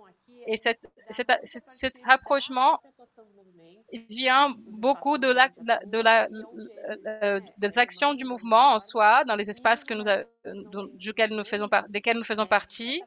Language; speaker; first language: French; non-native, fluent; Portuguese